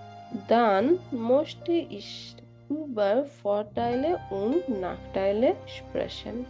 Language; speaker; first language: German; non-native, learner; Bangla